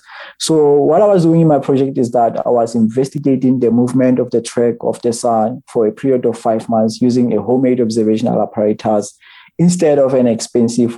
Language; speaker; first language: English; non-native, local second language; Southern Sotho